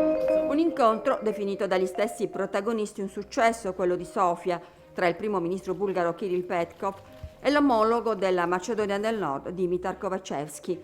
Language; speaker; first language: Italian; native; Italian